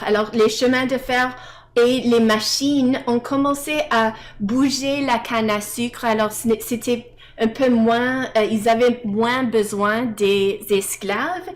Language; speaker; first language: French; non-native, fluent; English